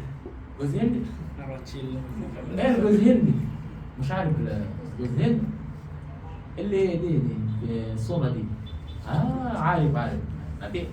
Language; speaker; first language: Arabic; non-native, fluent; Indonesian